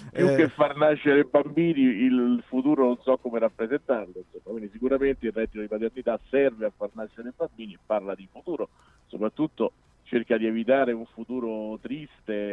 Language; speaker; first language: Italian; native; Italian